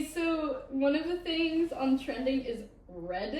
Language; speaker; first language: English; native; English